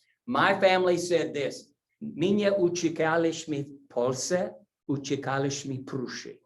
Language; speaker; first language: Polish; early bilingual, heritage; English